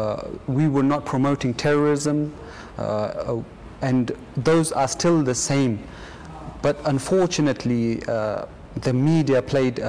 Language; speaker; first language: English; non-native, fluent; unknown